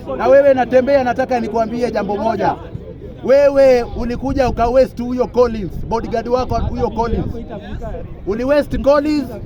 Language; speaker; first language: Swahili; non-native, local second language; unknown